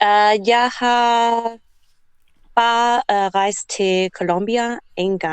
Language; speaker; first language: Danish; non-native, learner; English